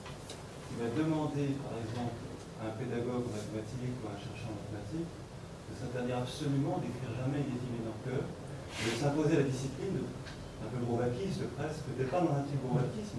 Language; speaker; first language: French; native; French